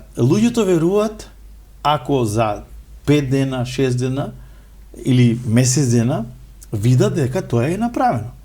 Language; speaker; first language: Macedonian; non-native, local second language; Romany